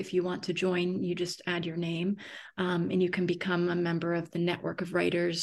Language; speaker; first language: English; native; English